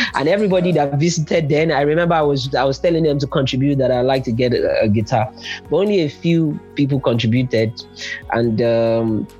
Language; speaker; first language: English; non-native, local second language; Yoruba